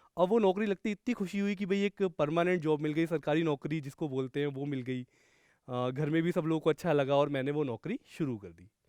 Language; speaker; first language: Hindi; native; Hindi